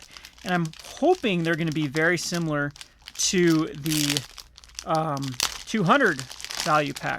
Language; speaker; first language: English; native; English